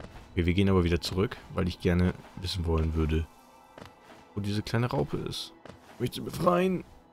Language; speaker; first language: German; native; German